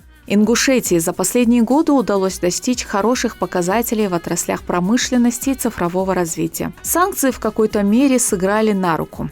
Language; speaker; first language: Russian; native; Russian